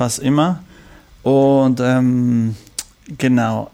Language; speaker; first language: German; non-native, learner; Spanish